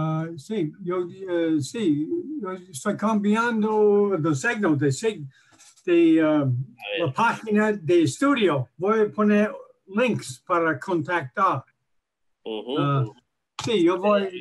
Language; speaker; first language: Spanish; non-native, learner; English